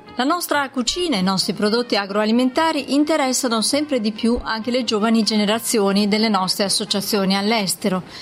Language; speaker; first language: Italian; native; Italian